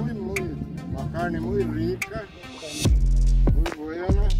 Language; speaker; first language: Spanish; non-native, learner; Portuguese